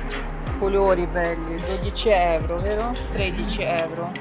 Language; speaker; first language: Italian; non-native, learner; Russian